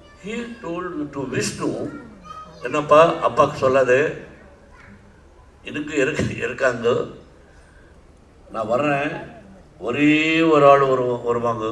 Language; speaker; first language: Tamil; non-native, learner; Telugu